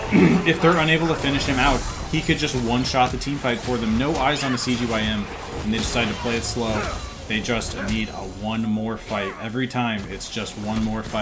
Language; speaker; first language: English; native; English